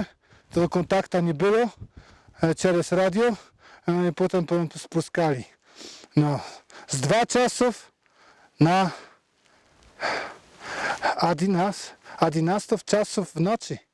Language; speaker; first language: Russian; non-native, learner; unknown